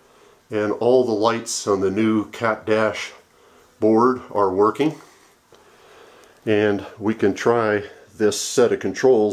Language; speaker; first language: English; native; English